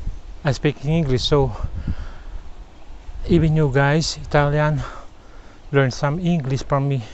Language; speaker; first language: English; non-native, local second language; Filipino